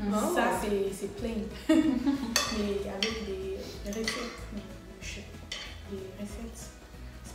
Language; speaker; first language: French; non-native, learner; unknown